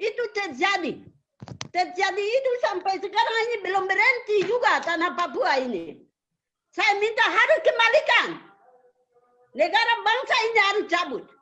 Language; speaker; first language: Indonesian; non-native, local second language; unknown